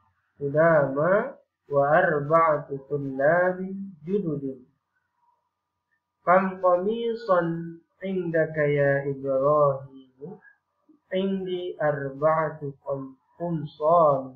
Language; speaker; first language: Arabic; non-native, fluent; Indonesian